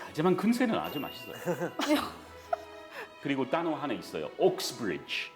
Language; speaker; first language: Korean; non-native, fluent; English